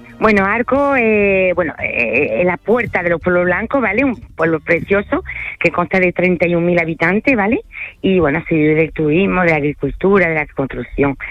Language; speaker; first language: Spanish; early bilingual, other home language; French